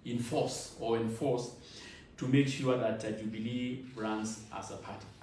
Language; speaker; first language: English; non-native, local second language; Swahili